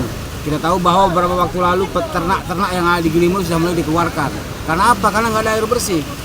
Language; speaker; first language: Indonesian; native; Indonesian